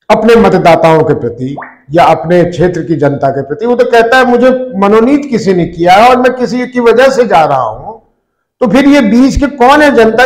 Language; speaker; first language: Hindi; native; Hindi